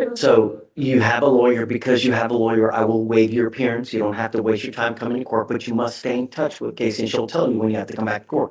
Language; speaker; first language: English; native; English